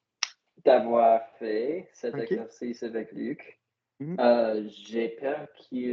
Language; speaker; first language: French; non-native, learner; English